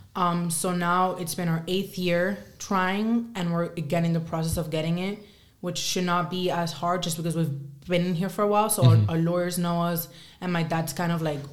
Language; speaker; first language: English; early bilingual, other home language; Spanish